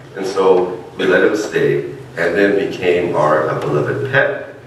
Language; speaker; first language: English; native; English